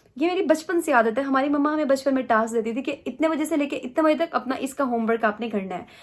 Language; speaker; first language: Urdu; native; Urdu